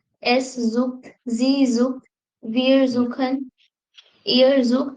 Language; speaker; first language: German; non-native, learner; Hindi